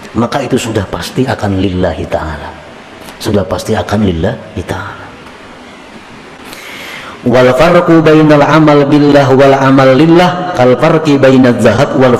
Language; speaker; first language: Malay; non-native, local second language; Banjar